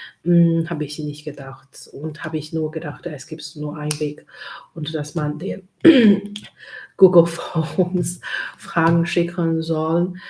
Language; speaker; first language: German; non-native, learner; Chinese